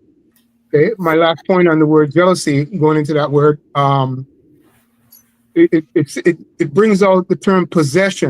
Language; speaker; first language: English; native; English